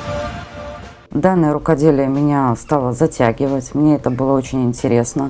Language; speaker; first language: Russian; native; Russian